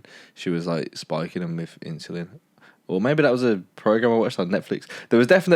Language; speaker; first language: English; native; English